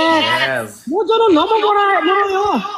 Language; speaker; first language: Korean; non-native, learner; Filipino